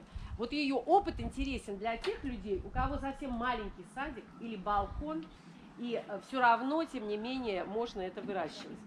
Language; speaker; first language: Russian; native; Russian